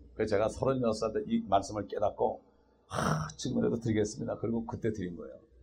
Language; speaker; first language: Korean; native; Korean